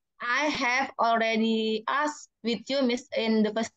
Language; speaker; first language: English; non-native, learner; Indonesian